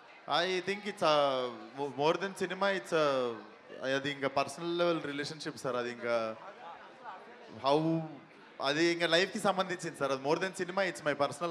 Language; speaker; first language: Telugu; native; Telugu